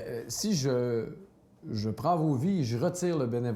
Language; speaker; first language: French; native; French